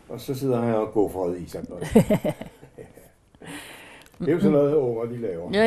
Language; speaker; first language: Danish; native; Danish